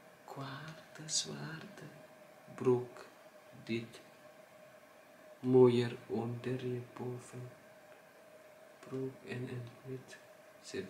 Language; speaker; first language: Dutch; non-native, learner; Indonesian